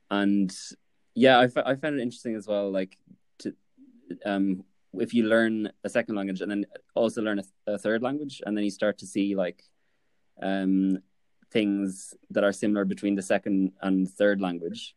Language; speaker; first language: English; native; English